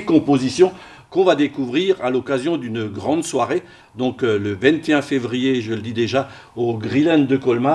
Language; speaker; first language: French; native; French